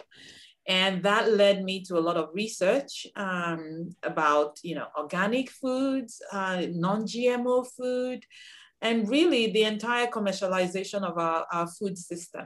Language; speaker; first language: English; non-native, local second language; Igbo